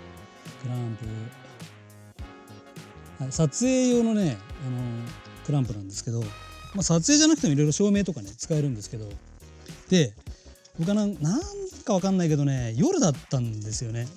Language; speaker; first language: Japanese; native; Japanese